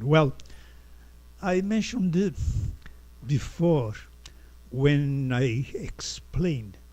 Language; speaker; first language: English; non-native, fluent; Portuguese